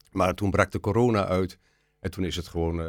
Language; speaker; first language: Dutch; native; Dutch